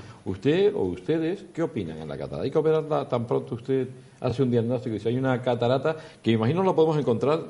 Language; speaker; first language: Spanish; native; Spanish